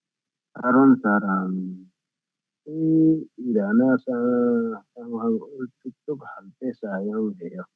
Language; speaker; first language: Korean; non-native, learner; Nepali